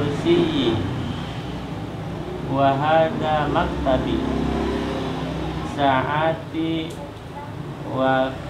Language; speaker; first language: Arabic; non-native, learner; Indonesian